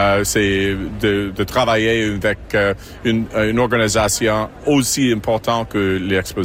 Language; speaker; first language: French; non-native, local second language; English